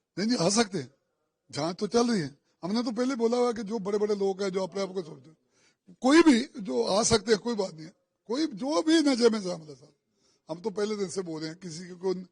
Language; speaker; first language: Hindi; non-native, local second language; Punjabi